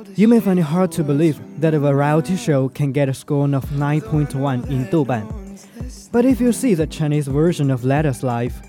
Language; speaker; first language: English; non-native, fluent; Chinese